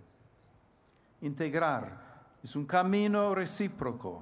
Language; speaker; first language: Spanish; non-native, fluent; English